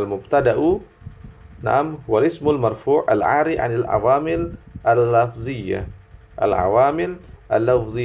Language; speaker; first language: Arabic; non-native, fluent; Indonesian